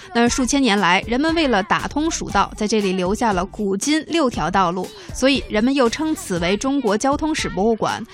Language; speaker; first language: Chinese; native; Chinese